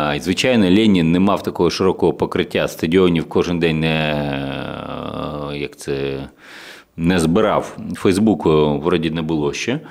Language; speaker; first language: Ukrainian; non-native, local second language; Russian